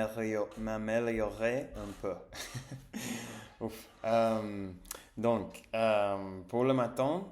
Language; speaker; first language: French; non-native, learner; English